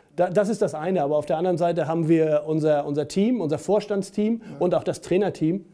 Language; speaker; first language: German; native; German